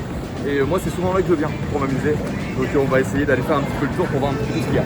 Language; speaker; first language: French; native; French